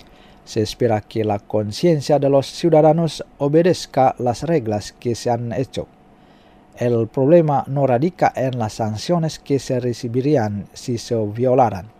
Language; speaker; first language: Spanish; non-native, fluent; Indonesian